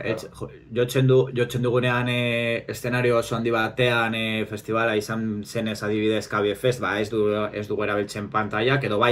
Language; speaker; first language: Basque; non-native, local second language; Spanish